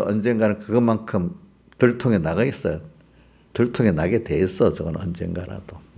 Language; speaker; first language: Korean; native; Korean